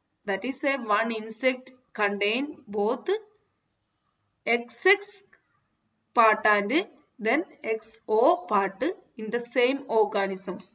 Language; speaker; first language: English; non-native, local second language; Malayalam